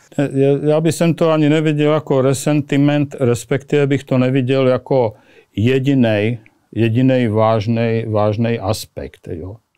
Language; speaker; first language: Czech; native; Czech